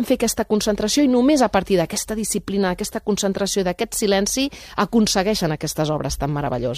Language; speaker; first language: Catalan; native; Catalan